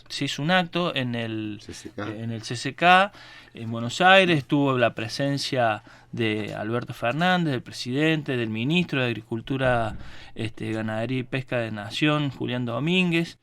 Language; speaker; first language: Spanish; native; Spanish